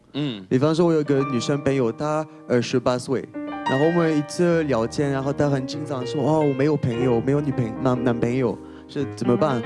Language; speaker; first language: Chinese; non-native, fluent; French